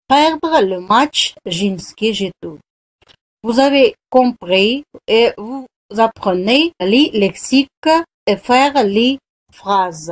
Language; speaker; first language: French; non-native, fluent; Kazakh